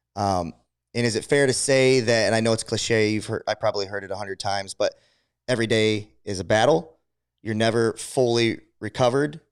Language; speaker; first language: English; native; English